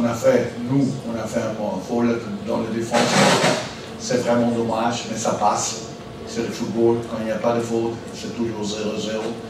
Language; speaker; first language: French; non-native, learner; Dutch